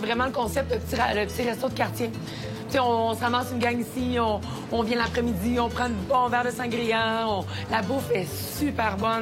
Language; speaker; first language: French; native; French